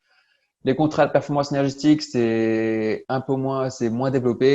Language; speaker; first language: French; native; French